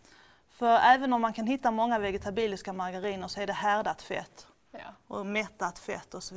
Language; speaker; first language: Swedish; native; Swedish